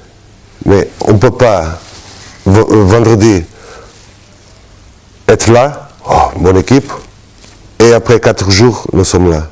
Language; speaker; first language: French; non-native, fluent; Portuguese